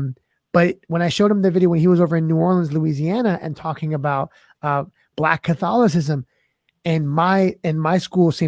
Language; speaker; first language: English; native; English